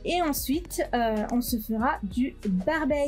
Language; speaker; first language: French; native; French